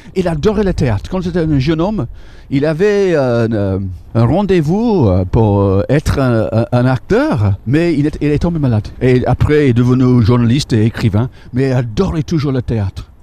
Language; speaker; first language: French; non-native, fluent; English